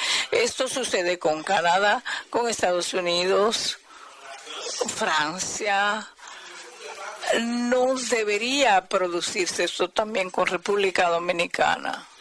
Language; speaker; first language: Spanish; non-native, fluent; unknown